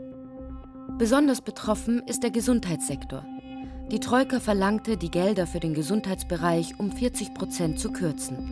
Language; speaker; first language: German; native; German